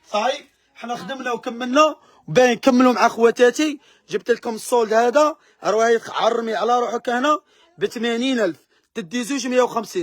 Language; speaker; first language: Arabic; native; Arabic